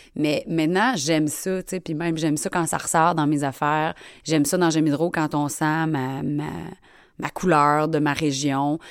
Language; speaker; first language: French; native; French